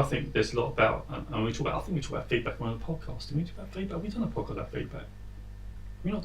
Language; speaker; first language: English; native; English